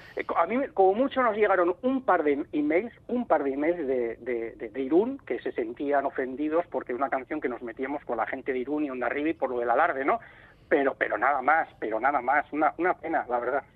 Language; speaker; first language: Spanish; native; Spanish